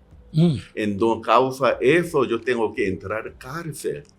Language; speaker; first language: Spanish; non-native, learner; Korean